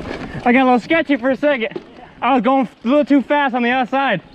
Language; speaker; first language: English; native; English